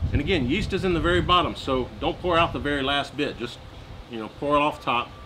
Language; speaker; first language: English; native; English